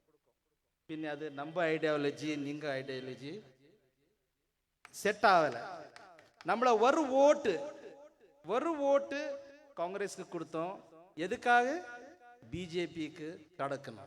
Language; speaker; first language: Malayalam; non-native, learner; Urdu